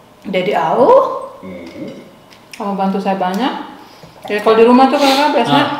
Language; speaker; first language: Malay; non-native, local second language; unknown